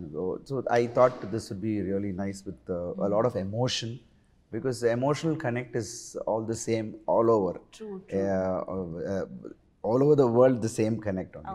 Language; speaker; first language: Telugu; non-native, learner; Tamil